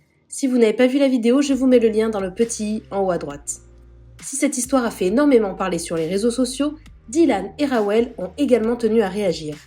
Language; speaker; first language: French; native; French